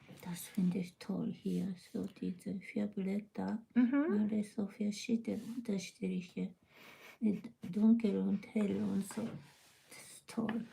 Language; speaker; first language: German; non-native, learner; Japanese